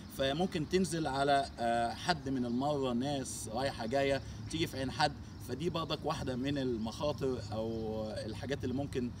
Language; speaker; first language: Arabic; native; Arabic